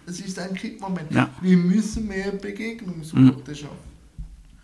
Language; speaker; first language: German; native; German